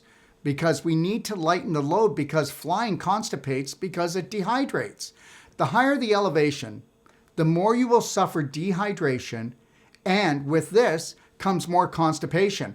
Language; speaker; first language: English; native; English